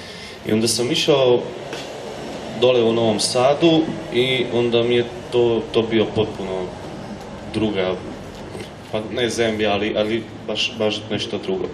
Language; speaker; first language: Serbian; non-native, local second language; Hungarian